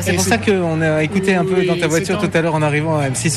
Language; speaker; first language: French; native; French